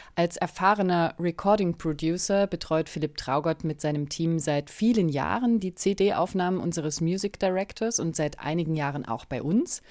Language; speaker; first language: German; native; German